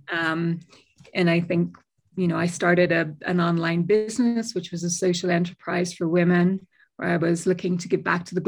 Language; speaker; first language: English; native; English